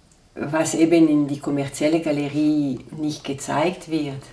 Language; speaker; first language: German; non-native, fluent; Italian